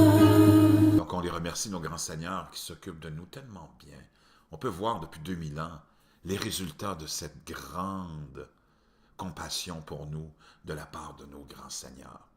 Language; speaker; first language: French; native; French